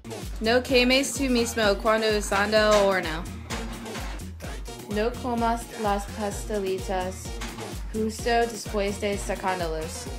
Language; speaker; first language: Spanish; non-native, learner; English